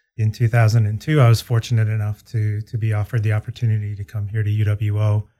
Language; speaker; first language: English; native; English